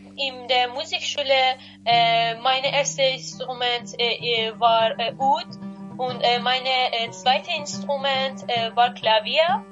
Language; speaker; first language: German; non-native, learner; Persian